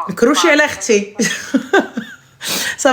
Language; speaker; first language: French; early bilingual, other home language; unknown